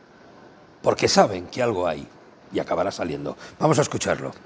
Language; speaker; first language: Spanish; native; Spanish